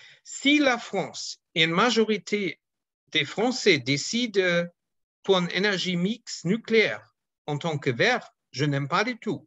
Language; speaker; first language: French; non-native, fluent; German